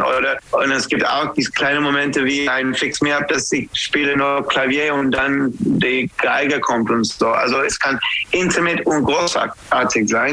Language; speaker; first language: German; non-native, learner; English